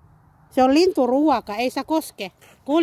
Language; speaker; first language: Finnish; non-native, learner; Cebuano